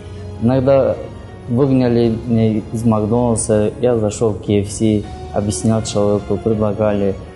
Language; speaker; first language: Russian; non-native, learner; Kyrgyz